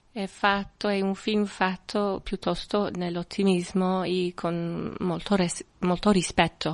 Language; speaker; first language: Italian; non-native, fluent; French